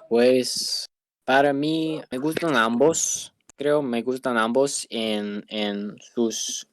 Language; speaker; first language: Spanish; non-native, learner; English